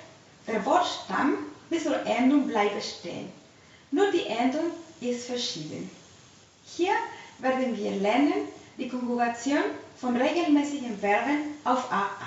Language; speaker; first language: German; non-native, fluent; Spanish